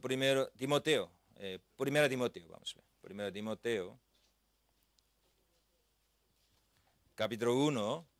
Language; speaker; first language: Spanish; non-native, learner; Korean